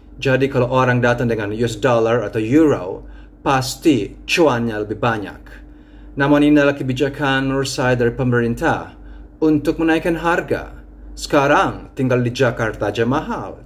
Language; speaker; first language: Indonesian; non-native, fluent; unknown